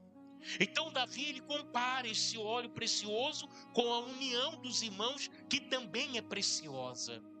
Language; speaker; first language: Portuguese; native; Portuguese